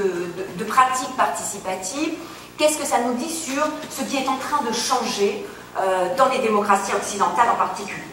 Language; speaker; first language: French; native; French